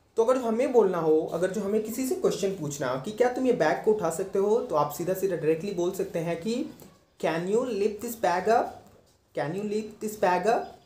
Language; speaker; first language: Hindi; native; Hindi